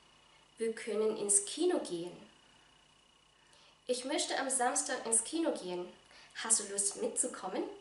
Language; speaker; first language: German; non-native, fluent; Vietnamese